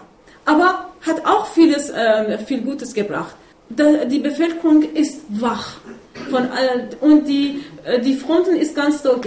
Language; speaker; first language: German; non-native, fluent; Persian